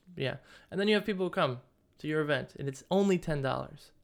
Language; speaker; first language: English; native; English